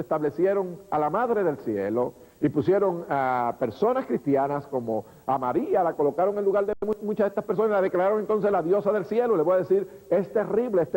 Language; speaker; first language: Spanish; native; Spanish